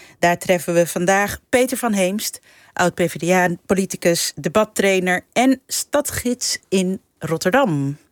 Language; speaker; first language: Dutch; non-native, local second language; Papiamento